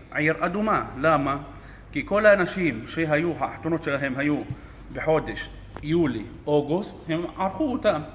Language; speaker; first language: Hebrew; non-native, local second language; Arabic